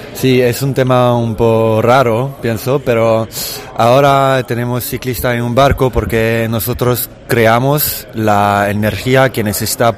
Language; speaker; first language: Spanish; non-native, fluent; Italian